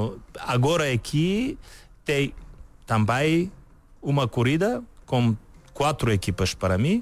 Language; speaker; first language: Portuguese; non-native, learner; Bulgarian